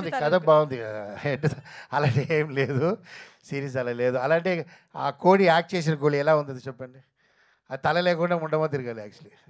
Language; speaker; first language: Telugu; non-native, local second language; Tamil